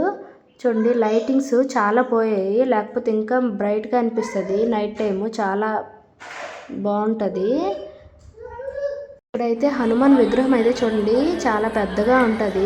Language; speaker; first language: Telugu; native; Telugu